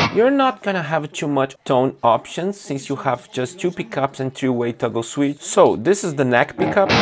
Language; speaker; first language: English; non-native, fluent; Portuguese